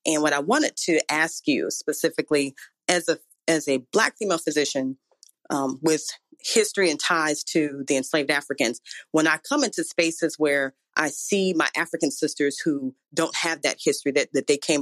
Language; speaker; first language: English; native; English